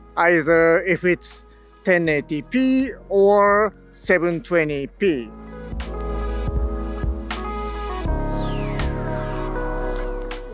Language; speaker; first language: English; non-native, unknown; Japanese